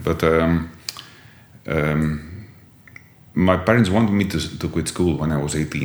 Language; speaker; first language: English; non-native, fluent; Dutch